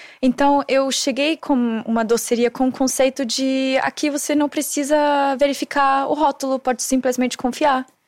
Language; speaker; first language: Portuguese; non-native, fluent; German